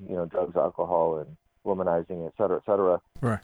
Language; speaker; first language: English; native; English